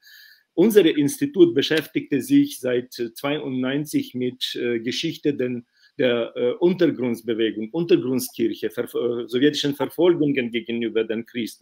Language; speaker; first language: German; non-native, fluent; Ukrainian